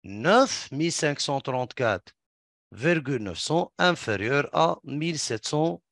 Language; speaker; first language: French; non-native, local second language; Arabic